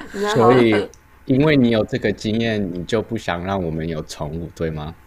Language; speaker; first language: Chinese; early bilingual, heritage; Chinese